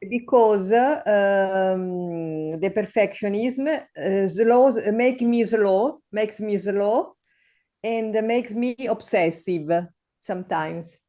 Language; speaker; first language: English; non-native, learner; Italian